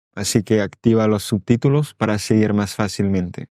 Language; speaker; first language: Spanish; non-native, fluent; French